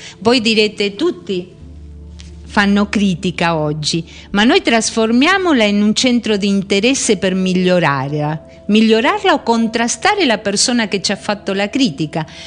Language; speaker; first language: Italian; early bilingual, heritage; Spanish